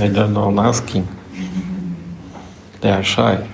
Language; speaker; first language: English; non-native, fluent; Polish